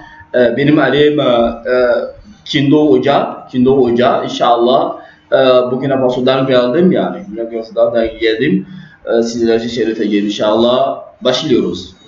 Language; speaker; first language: Turkish; non-native, learner; French